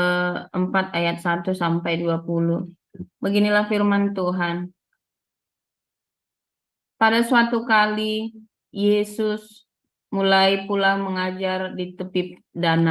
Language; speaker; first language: Indonesian; native; Indonesian